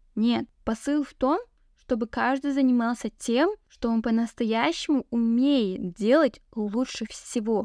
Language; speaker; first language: Russian; non-native, local second language; Kazakh